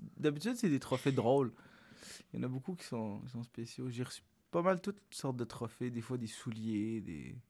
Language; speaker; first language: French; early bilingual, other home language; Arabic